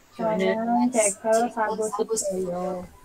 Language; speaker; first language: Korean; non-native, learner; Indonesian